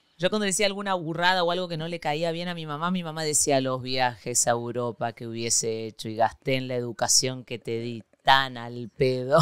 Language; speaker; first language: Spanish; native; Spanish